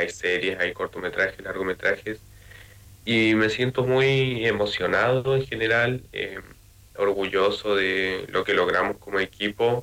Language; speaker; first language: Spanish; native; Spanish